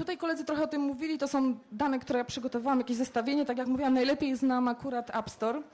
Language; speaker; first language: Polish; native; Polish